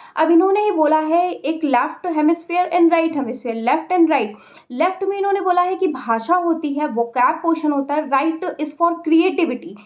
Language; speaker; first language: Hindi; native; Hindi